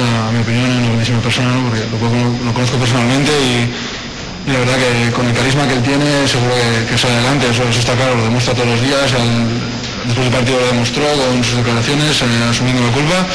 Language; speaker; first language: Spanish; native; Spanish